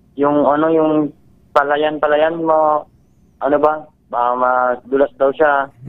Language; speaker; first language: Filipino; native; Filipino